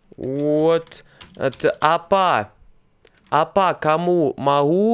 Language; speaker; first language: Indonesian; non-native, learner; Russian